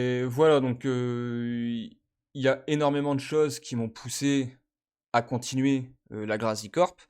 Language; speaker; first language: French; native; French